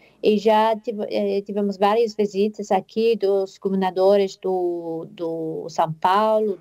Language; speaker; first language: Portuguese; non-native, fluent; English